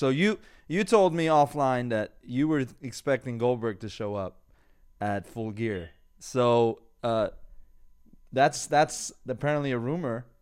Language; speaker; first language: English; non-native, fluent; Persian